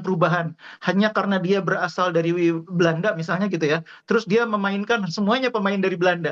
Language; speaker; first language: Indonesian; native; Indonesian